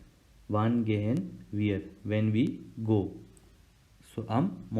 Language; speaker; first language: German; non-native, fluent; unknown